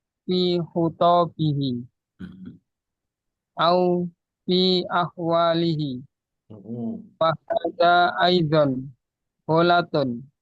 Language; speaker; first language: Arabic; non-native, learner; Indonesian